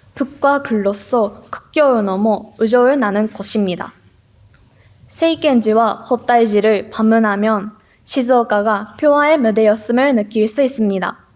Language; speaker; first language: Korean; non-native, learner; Japanese